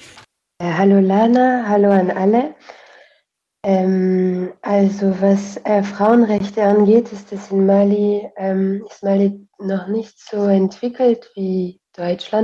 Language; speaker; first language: German; non-native, fluent; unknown